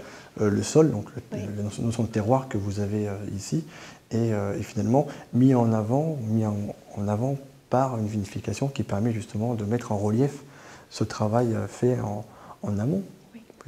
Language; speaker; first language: French; native; French